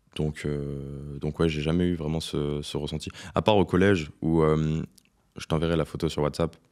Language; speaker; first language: French; native; French